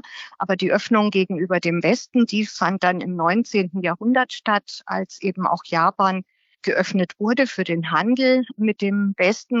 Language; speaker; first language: German; native; German